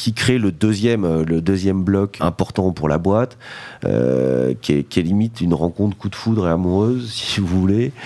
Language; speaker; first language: French; native; French